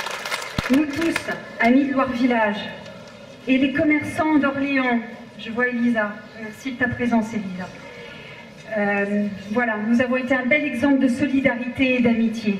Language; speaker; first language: French; native; French